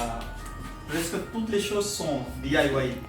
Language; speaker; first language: French; non-native, fluent; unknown